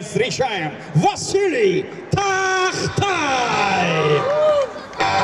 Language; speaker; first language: Russian; non-native, local second language; Kazakh